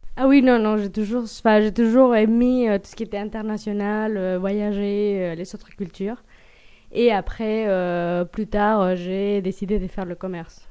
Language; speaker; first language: French; non-native, fluent; Spanish